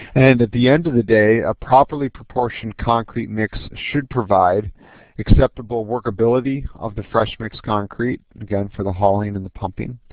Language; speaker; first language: English; native; English